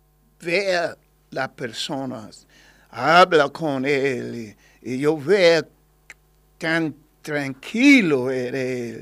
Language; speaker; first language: Spanish; non-native, learner; English